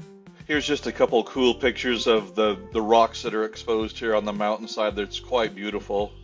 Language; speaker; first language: English; native; English